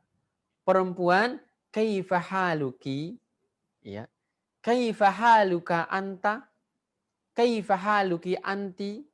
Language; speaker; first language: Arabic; non-native, fluent; Indonesian